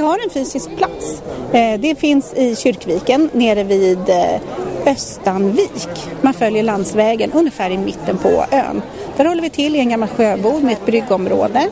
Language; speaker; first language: Swedish; native; Swedish